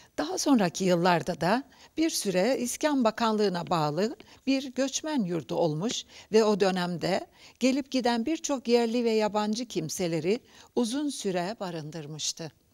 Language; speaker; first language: Turkish; native; Turkish